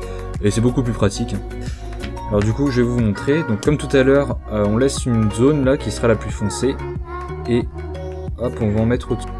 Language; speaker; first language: French; native; French